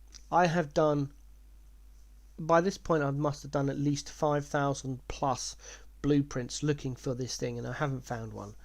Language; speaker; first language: English; native; English